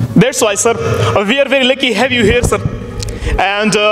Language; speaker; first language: English; non-native, local second language; Pashto